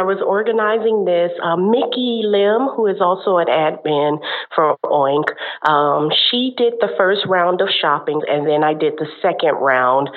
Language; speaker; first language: English; native; English